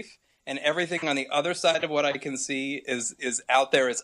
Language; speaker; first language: English; native; English